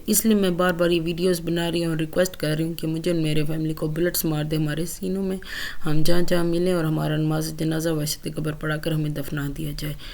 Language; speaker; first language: Urdu; native; Urdu